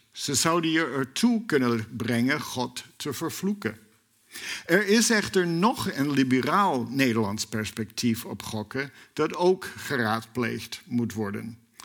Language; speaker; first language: Dutch; non-native, fluent; English